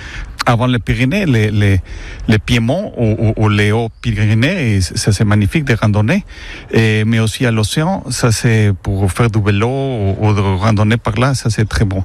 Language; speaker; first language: French; non-native, fluent; Spanish